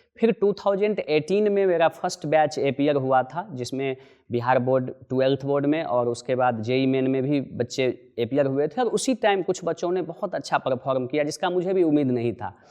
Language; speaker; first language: Hindi; non-native, local second language; Maithili